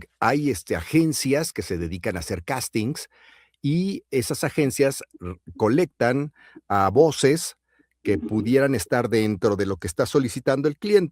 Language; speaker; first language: Spanish; native; Spanish